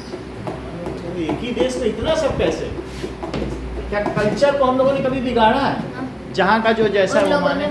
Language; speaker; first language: Hindi; native; Hindi